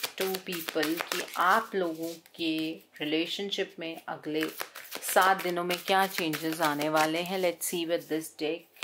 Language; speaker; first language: Hindi; native; Hindi